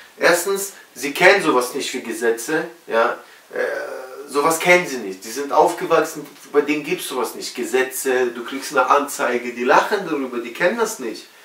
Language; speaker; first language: German; early bilingual, other home language; Russian